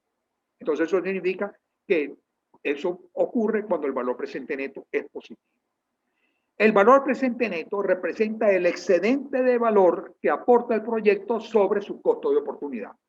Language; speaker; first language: Spanish; native; Spanish